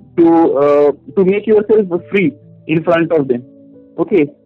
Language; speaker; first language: English; non-native, local second language; Marathi